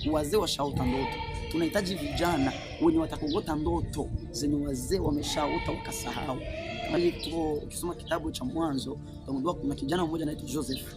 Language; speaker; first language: Swahili; non-native, local second language; Rundi